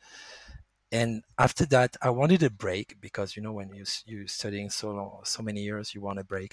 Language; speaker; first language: English; non-native, fluent; French